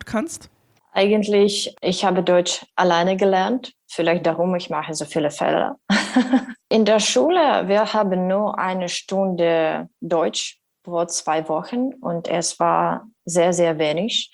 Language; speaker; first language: German; non-native, learner; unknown